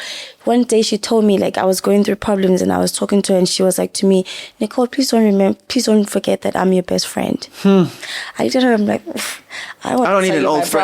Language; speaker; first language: English; non-native, local second language; Zulu